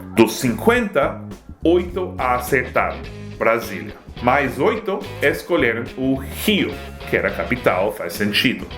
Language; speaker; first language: Portuguese; non-native, fluent; English